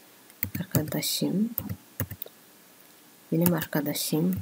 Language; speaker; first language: Turkish; non-native, learner; Somali